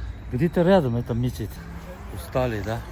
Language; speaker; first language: Russian; non-native, local second language; Kazakh